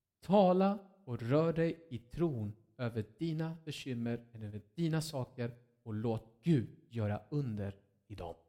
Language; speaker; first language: Swedish; non-native, fluent; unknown